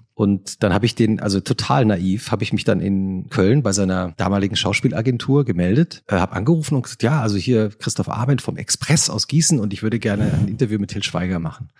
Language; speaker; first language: German; native; German